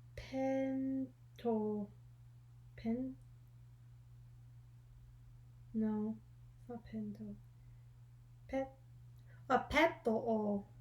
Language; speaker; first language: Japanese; non-native, learner; English